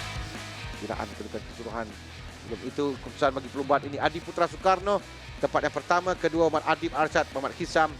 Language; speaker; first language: Malay; native; Malay